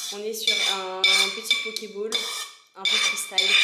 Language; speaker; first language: French; native; French